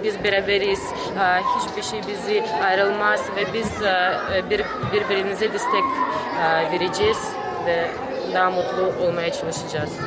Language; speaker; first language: Turkish; non-native, fluent; Russian